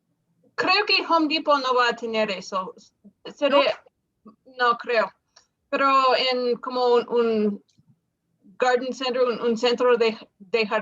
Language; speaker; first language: Spanish; non-native, fluent; English